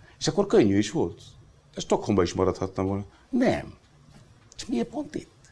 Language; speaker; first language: Hungarian; non-native, fluent; Hindi